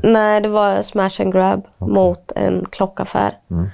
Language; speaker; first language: Swedish; native; Swedish